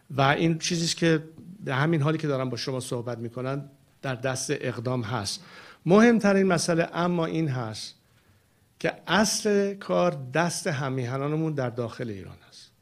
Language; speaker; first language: Persian; native; Persian